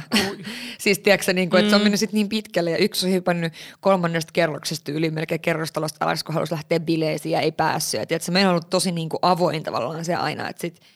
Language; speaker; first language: Finnish; early bilingual, heritage; Finnish